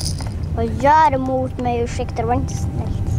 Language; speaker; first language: Swedish; non-native, learner; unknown